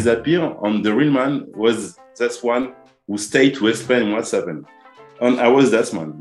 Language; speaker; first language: English; non-native, learner; French